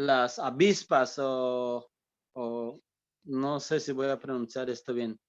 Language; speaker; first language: Spanish; early bilingual, heritage; English